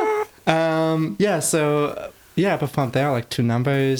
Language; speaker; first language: English; non-native, fluent; German